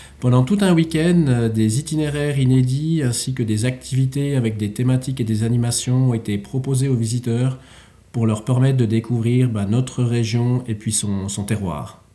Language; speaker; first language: French; native; French